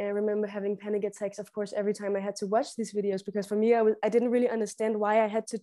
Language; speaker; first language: English; non-native, fluent; Danish